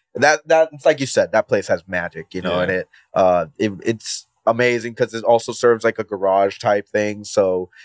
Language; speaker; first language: English; non-native, fluent; Spanish